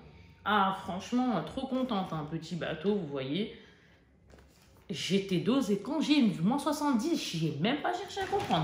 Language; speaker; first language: French; native; French